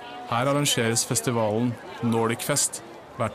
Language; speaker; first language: Norwegian; native; Norwegian